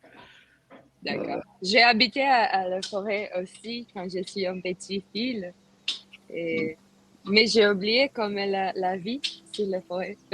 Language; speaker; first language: French; non-native, learner; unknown